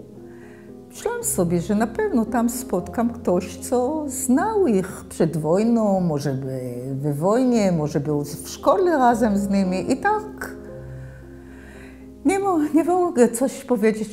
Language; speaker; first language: Polish; early bilingual, heritage; Polish